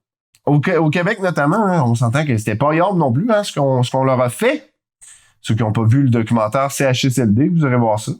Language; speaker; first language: French; native; French